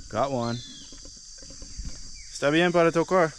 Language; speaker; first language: Spanish; non-native, learner; English